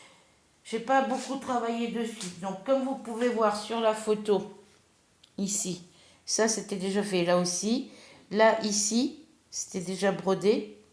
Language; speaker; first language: French; native; French